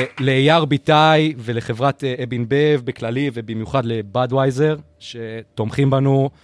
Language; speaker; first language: Hebrew; native; Hebrew